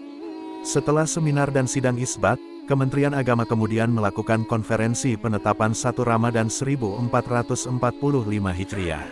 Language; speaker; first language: Indonesian; native; Indonesian